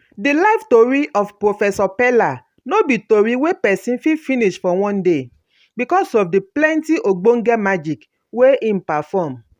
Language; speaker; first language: Nigerian Pidgin; native; Nigerian Pidgin